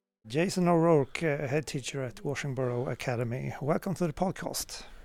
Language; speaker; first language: English; non-native, fluent; Swedish